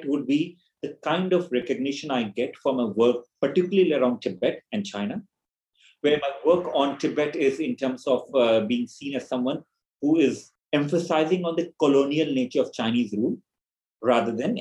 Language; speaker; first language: English; non-native, local second language; Hindi